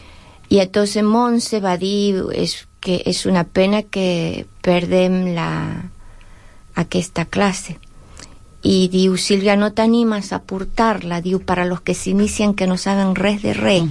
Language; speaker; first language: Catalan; non-native, learner; Spanish